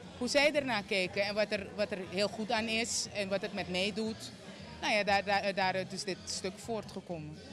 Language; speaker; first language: Dutch; native; Dutch